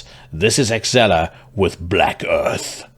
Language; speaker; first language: English; native; English